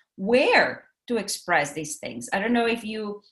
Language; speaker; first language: English; non-native, fluent; Spanish